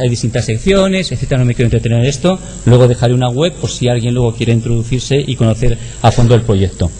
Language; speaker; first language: Spanish; native; Spanish